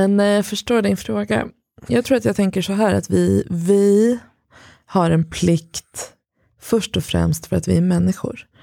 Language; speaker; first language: Swedish; early bilingual, other home language; Persian